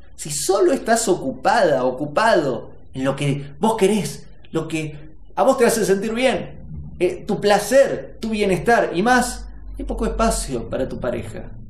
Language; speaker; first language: Spanish; native; Spanish